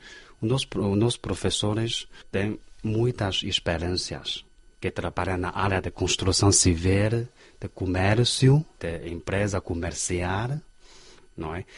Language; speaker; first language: Portuguese; non-native, fluent; Chinese